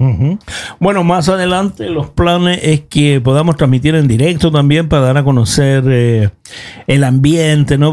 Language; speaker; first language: Spanish; native; Spanish